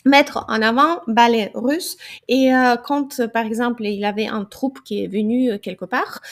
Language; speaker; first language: French; non-native, fluent; Ukrainian